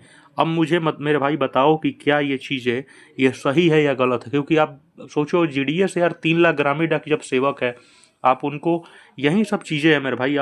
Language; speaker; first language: Hindi; native; Hindi